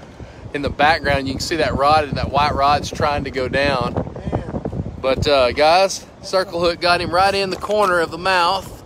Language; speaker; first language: English; native; English